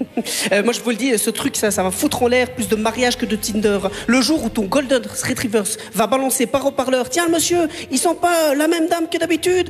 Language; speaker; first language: French; native; French